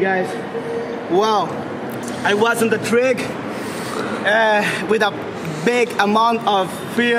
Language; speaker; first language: English; non-native, learner; Spanish